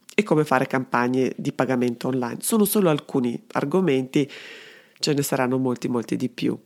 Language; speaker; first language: Italian; non-native, fluent; Serbian